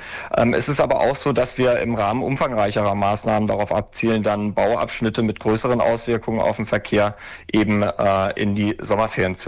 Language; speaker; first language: German; native; German